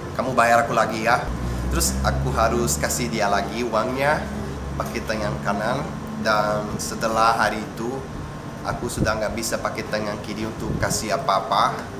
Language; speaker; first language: Indonesian; non-native, fluent; Portuguese